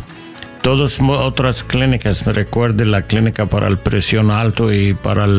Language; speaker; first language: Spanish; non-native, learner; English